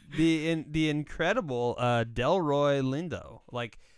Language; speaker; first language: English; early bilingual, other home language; Spanish